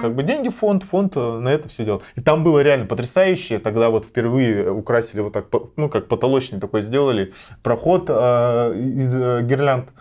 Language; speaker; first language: Russian; native; Russian